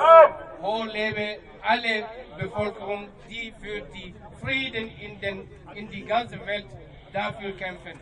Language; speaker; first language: German; non-native, fluent; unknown